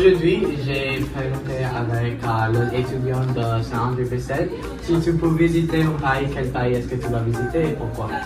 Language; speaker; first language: French; non-native, learner; English